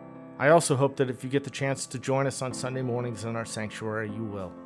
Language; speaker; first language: English; native; English